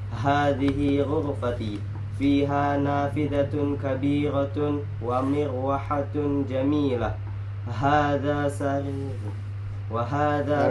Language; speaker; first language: Arabic; non-native, learner; Indonesian